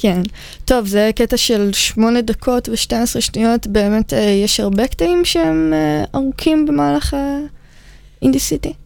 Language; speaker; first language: Hebrew; native; Hebrew